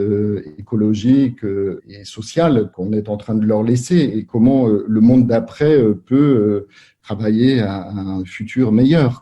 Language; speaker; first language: French; native; French